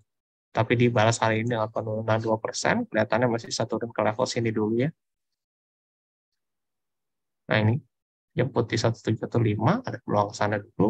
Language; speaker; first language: Indonesian; native; Indonesian